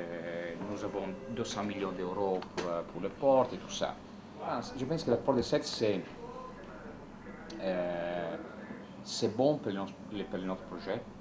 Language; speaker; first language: French; non-native, learner; Italian